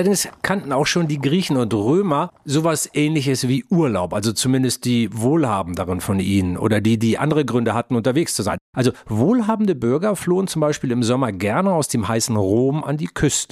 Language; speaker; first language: German; native; German